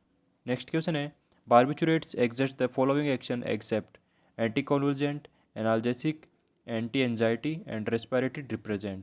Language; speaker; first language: Hindi; native; Hindi